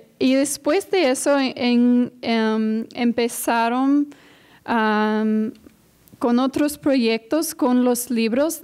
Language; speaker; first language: Spanish; non-native, fluent; English